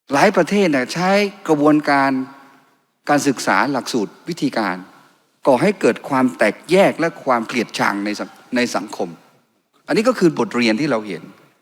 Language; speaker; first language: Thai; non-native, local second language; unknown